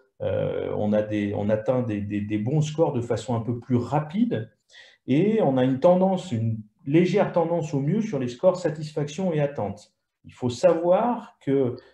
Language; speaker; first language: French; native; French